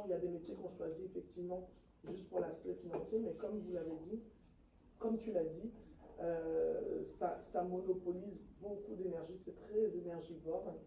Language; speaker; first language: French; native; French